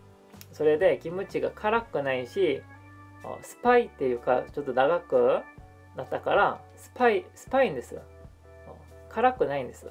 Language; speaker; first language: Japanese; non-native, fluent; Korean